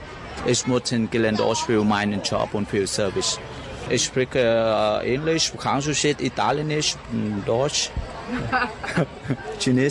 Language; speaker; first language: German; non-native, learner; Vietnamese